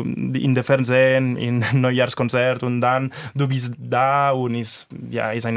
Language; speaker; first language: German; non-native, fluent; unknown